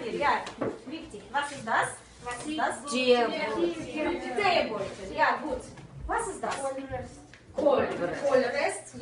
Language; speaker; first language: German; non-native, fluent; Russian